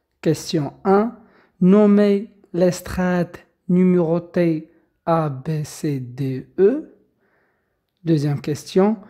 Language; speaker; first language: French; non-native, local second language; Arabic